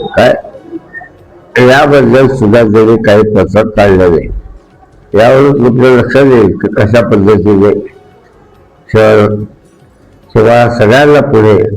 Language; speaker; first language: Marathi; native; Marathi